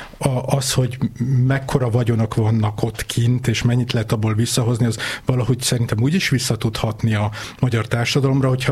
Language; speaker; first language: Hungarian; native; Hungarian